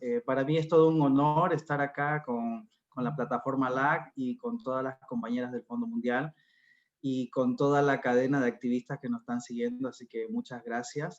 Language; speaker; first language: Spanish; native; Spanish